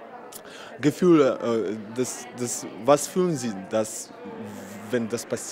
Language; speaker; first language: German; non-native, fluent; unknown